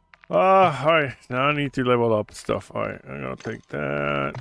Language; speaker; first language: English; non-native, local second language; Spanish